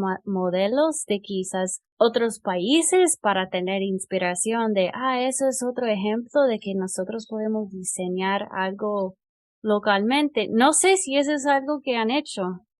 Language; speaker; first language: Spanish; non-native, fluent; English